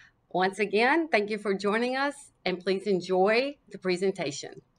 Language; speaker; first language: English; native; English